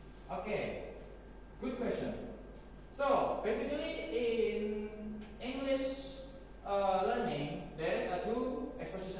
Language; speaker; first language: English; non-native, fluent; Indonesian